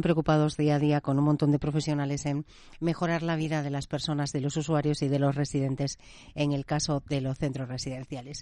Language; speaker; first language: Spanish; native; Spanish